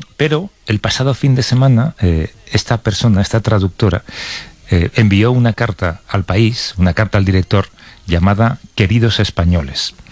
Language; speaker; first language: Spanish; native; Spanish